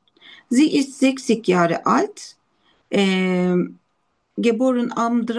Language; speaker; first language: German; non-native, learner; Turkish